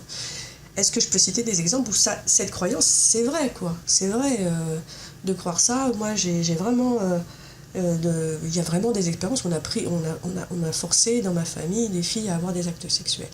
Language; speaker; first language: French; native; French